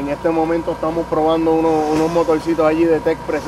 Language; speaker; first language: Spanish; native; Spanish